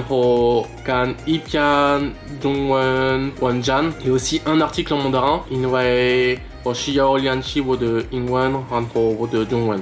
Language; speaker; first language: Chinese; non-native, learner; French